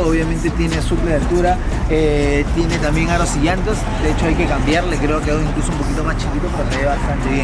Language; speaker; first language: Spanish; native; Spanish